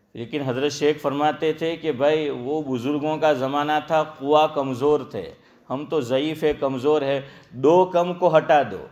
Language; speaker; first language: Hindi; non-native, local second language; Gujarati